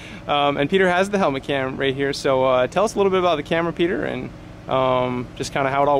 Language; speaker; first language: English; native; English